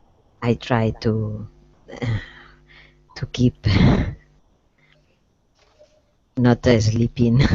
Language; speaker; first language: English; non-native, learner; Spanish